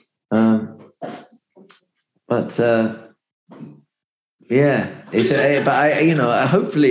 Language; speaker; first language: English; native; English